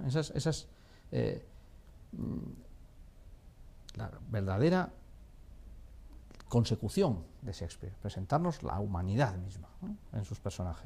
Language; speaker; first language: Spanish; native; Spanish